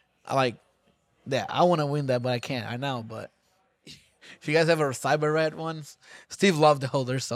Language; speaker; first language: English; non-native, fluent; Portuguese